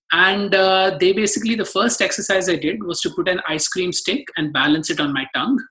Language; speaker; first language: English; non-native, local second language; Telugu